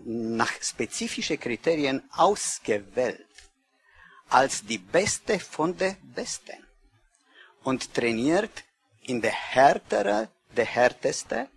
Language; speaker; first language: German; non-native, learner; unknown